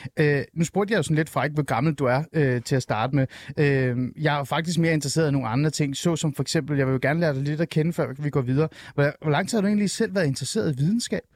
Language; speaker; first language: Danish; early bilingual, other home language; Persian